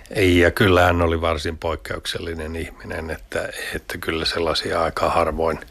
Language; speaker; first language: Finnish; native; Finnish